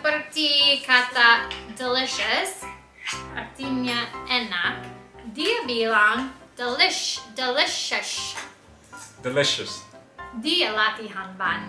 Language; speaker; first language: Indonesian; non-native, learner; English